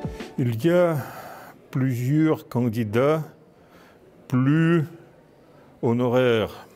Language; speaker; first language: French; non-native, fluent; Russian